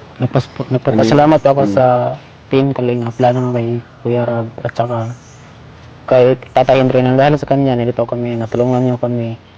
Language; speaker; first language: Filipino; non-native, local second language; Cebuano